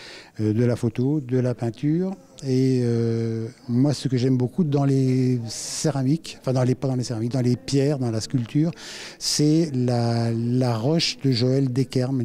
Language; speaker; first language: French; native; French